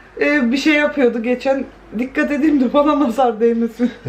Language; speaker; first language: Turkish; early bilingual, heritage; Turkish